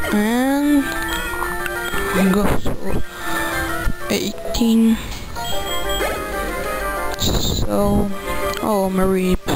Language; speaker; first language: English; non-native, learner; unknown